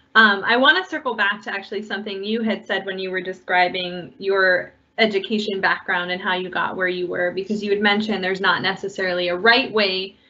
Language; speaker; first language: English; native; English